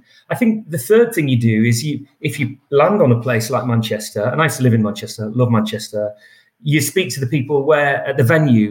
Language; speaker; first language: English; native; English